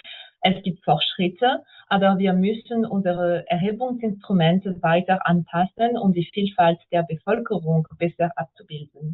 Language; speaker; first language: German; non-native, fluent; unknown